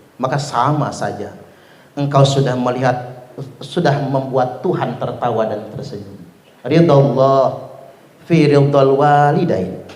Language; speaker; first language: Indonesian; non-native, local second language; Malay